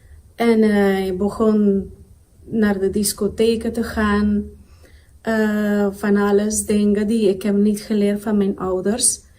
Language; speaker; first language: Dutch; non-native, local second language; Papiamento